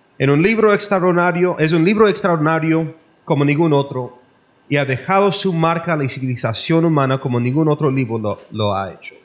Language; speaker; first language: Spanish; non-native, learner; English